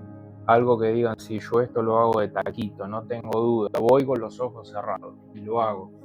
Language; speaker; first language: Spanish; native; Spanish